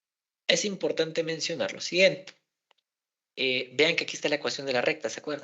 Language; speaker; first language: Spanish; native; Spanish